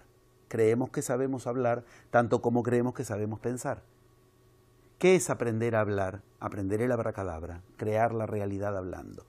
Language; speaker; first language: Spanish; native; Spanish